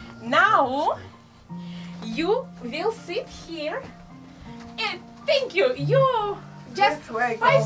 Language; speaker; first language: English; non-native, learner; Russian